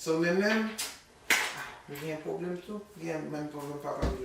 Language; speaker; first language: Haitian Creole; early bilingual, heritage; English